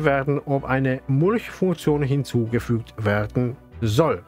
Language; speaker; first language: German; native; German